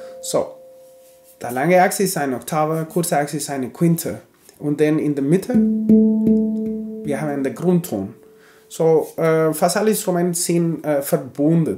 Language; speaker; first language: German; non-native, fluent; Spanish